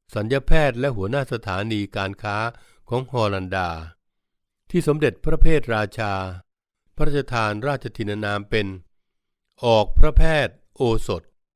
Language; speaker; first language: Thai; native; Thai